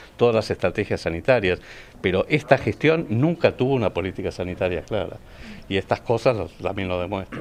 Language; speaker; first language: Spanish; native; Spanish